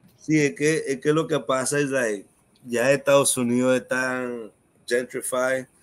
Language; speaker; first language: Spanish; non-native, local second language; English